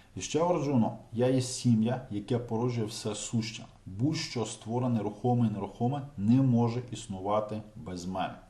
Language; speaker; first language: Ukrainian; native; Ukrainian